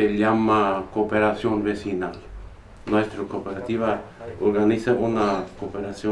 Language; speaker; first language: Spanish; non-native, local second language; Plautdietsch